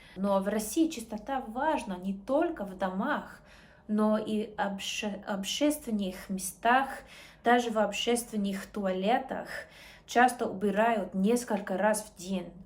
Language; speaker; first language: Russian; non-native, learner; English